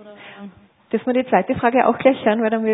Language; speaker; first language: German; native; German